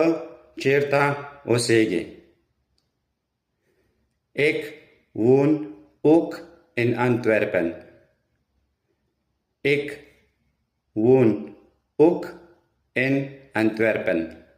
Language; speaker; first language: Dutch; non-native, learner; Pashto